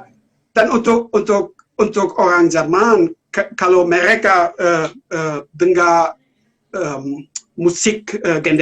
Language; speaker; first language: Indonesian; non-native, learner; German